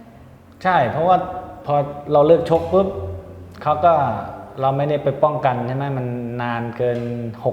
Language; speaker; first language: Thai; native; Thai